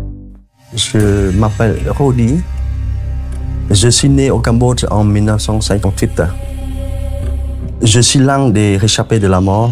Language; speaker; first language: French; non-native, fluent; Khmer